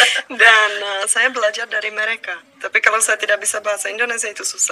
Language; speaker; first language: Indonesian; non-native, fluent; Czech